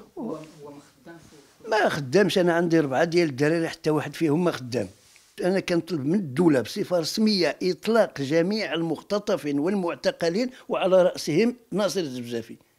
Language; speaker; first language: Arabic; non-native, local second language; Riffian